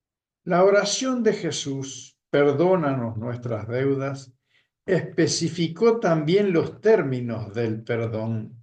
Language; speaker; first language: Spanish; native; Spanish